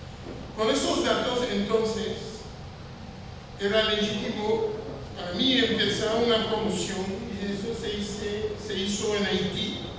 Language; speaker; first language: Spanish; non-native, fluent; French